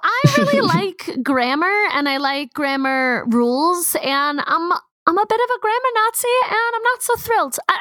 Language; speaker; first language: English; native; English